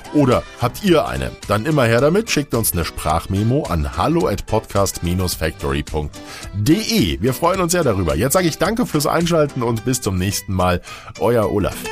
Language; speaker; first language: German; native; German